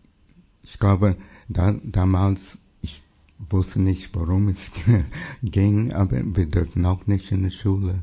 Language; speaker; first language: German; non-native, fluent; English